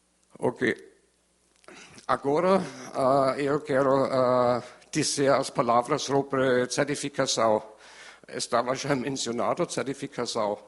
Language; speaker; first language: Portuguese; non-native, learner; German